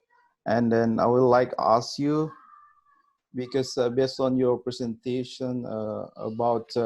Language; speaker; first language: English; non-native, learner; Indonesian